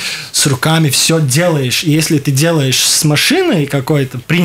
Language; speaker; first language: Russian; non-native, local second language; Latvian